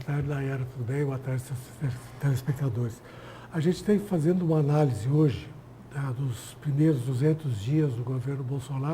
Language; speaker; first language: Portuguese; native; Portuguese